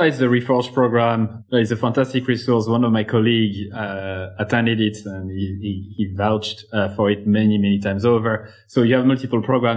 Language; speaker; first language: English; non-native, fluent; French